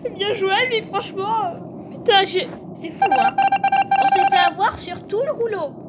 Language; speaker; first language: French; native; French